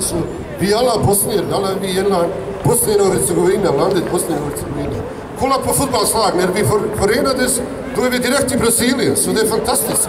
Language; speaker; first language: Swedish; non-native, fluent; Bosnian